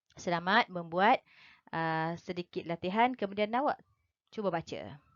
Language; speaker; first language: Malay; native; Malay